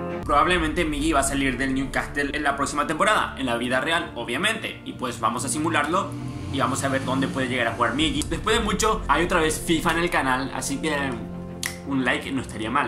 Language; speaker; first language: Spanish; native; Spanish